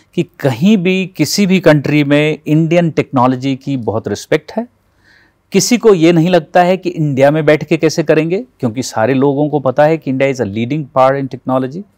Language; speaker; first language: Hindi; native; Hindi